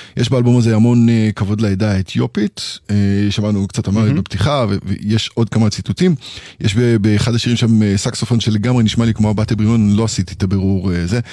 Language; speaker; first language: Hebrew; native; Hebrew